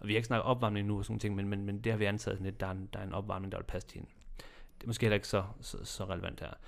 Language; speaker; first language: Danish; native; Danish